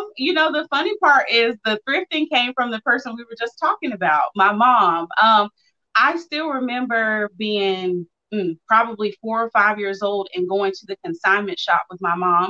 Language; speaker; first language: English; native; English